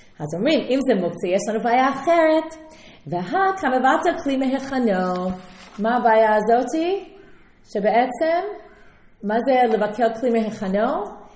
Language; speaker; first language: Hebrew; non-native, fluent; English